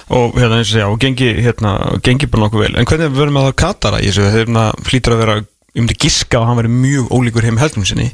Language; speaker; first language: Icelandic; non-native, fluent; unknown